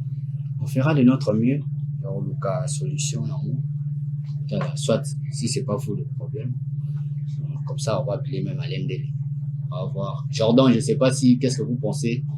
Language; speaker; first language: French; non-native, local second language; Lingala